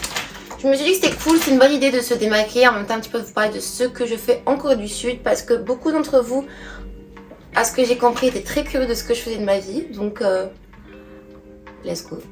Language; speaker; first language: French; native; French